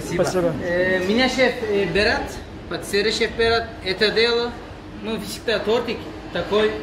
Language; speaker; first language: Russian; non-native, learner; Turkish